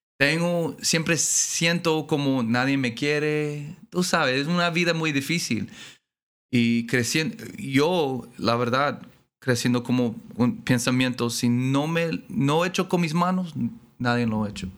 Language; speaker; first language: Spanish; non-native, learner; English